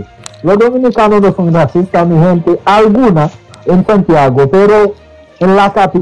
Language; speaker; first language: Spanish; non-native, fluent; Haitian Creole